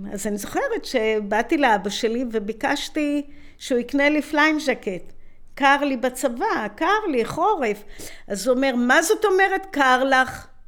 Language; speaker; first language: Hebrew; native; Hebrew